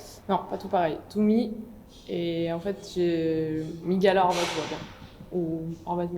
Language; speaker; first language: French; native; French